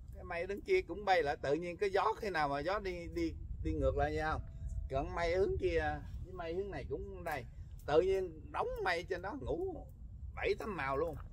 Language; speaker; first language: Vietnamese; early bilingual, heritage; Vietnamese